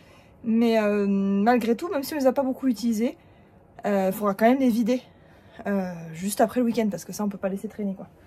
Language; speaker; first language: French; native; French